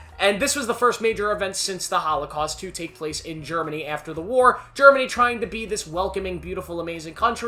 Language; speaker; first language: English; native; English